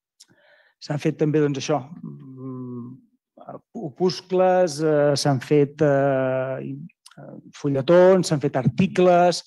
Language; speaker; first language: Catalan; native; Catalan